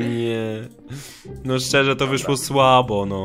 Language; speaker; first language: Polish; native; Polish